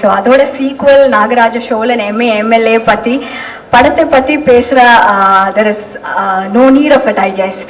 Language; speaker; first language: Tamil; non-native, learner; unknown